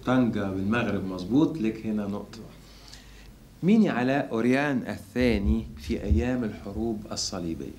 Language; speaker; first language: Arabic; native; Arabic